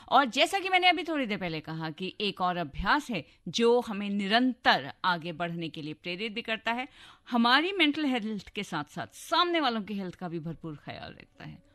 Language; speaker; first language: Hindi; native; Hindi